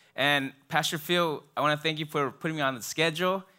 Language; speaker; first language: English; early bilingual, other home language; Vietnamese